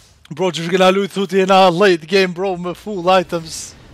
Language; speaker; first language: English; non-native, learner; Albanian